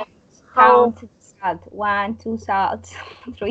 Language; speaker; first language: English; non-native, learner; Spanish